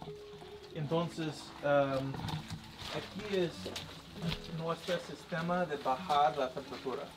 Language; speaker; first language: Spanish; non-native, learner; English